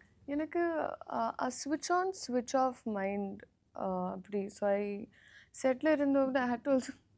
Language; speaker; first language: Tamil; non-native, learner; Telugu